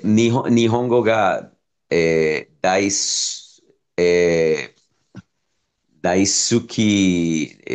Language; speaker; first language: Japanese; non-native, learner; Spanish